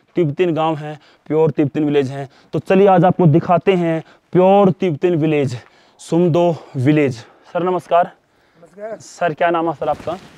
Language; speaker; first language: Hindi; native; Hindi